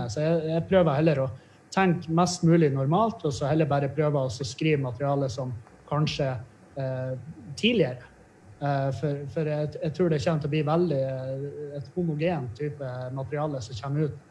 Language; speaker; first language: Norwegian; native; Norwegian